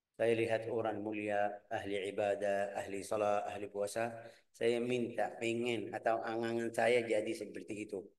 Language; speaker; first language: Malay; non-native, fluent; Arabic